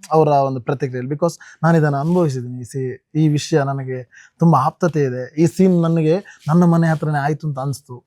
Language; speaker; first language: Kannada; non-native, local second language; Tulu